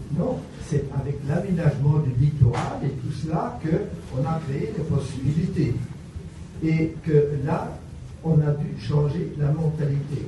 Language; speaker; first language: French; native; French